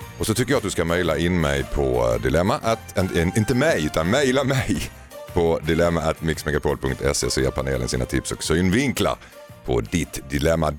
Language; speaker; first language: Swedish; native; Swedish